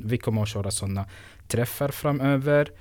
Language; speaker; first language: Swedish; non-native, fluent; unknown